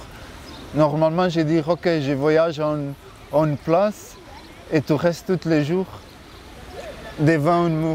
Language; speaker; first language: French; non-native, fluent; Portuguese